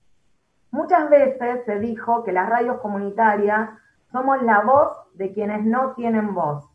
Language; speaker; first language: Spanish; native; Spanish